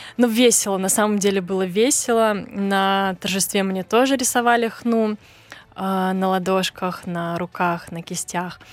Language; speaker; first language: Russian; native; Russian